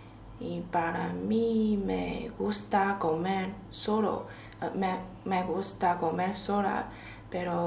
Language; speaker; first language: Spanish; non-native, learner; Chinese